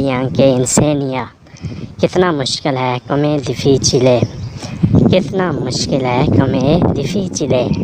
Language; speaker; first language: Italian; non-native, learner; Urdu